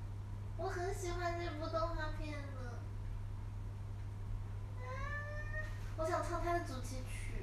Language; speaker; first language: Chinese; native; Chinese